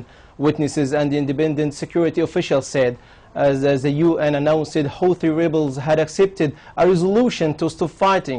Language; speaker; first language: English; non-native, local second language; Arabic